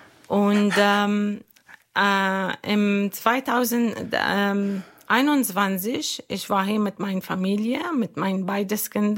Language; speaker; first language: German; non-native, learner; Arabic